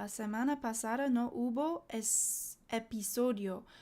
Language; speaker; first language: Spanish; non-native, learner; English